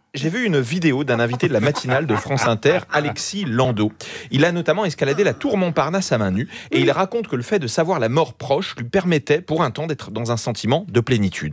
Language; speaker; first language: French; native; French